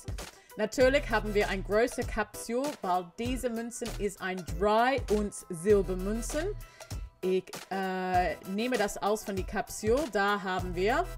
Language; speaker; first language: German; non-native, learner; English